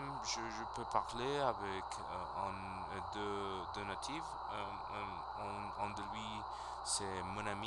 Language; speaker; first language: French; non-native, learner; Spanish